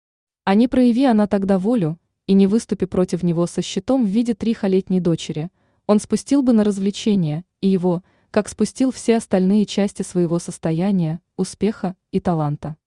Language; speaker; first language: Russian; native; Russian